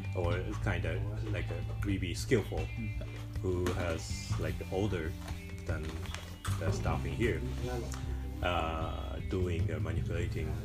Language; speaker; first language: English; non-native, fluent; Japanese